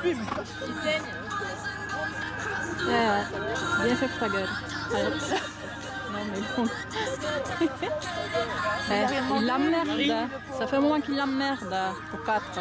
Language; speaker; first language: French; native; French